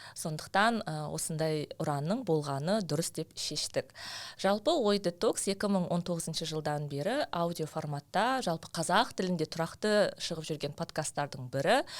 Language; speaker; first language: Kazakh; native; Kazakh